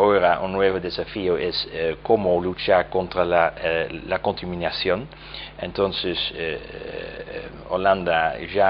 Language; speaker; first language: Spanish; non-native, fluent; Dutch